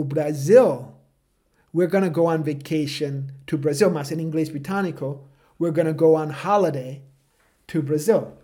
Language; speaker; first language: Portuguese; non-native, fluent; English